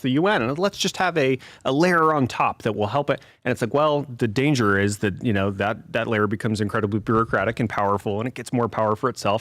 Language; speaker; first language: English; native; English